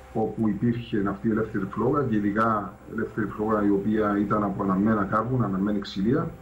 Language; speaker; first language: Greek; native; Greek